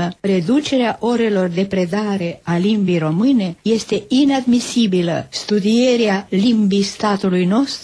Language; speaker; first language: Romanian; native; Romanian